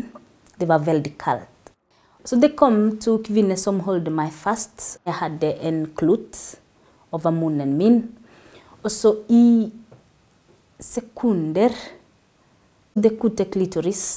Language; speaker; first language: Norwegian; non-native, learner; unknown